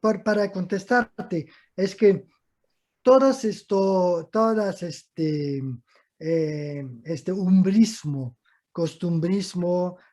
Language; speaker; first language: Spanish; non-native, fluent; French